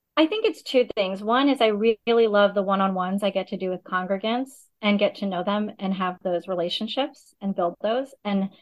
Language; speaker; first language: English; native; English